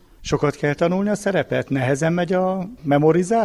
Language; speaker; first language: Hungarian; native; Hungarian